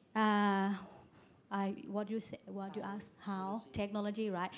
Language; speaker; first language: English; non-native, learner; Thai